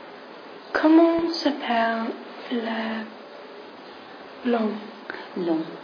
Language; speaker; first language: French; non-native, learner; English